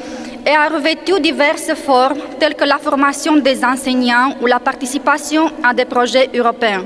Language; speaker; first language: French; non-native, fluent; Romanian